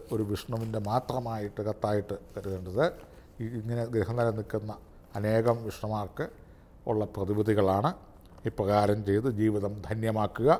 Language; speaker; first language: Malayalam; native; Malayalam